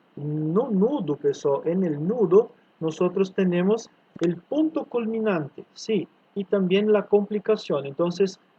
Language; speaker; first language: Spanish; non-native, fluent; Portuguese